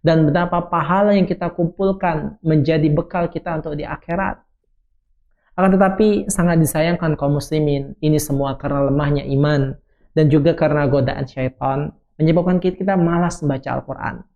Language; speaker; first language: Indonesian; native; Indonesian